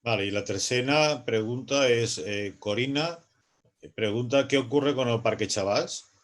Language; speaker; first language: Spanish; non-native, local second language; Catalan